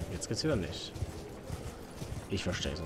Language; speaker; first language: German; native; German